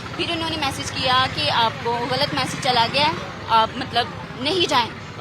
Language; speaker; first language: Urdu; native; Urdu